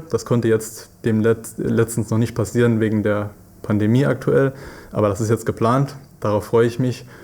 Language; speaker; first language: German; native; German